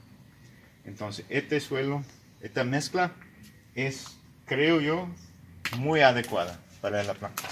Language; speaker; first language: Spanish; non-native, fluent; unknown